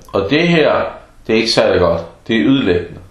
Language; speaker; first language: Danish; early bilingual, other home language; Arabic